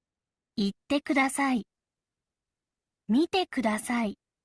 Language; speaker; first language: Japanese; non-native, learner; Filipino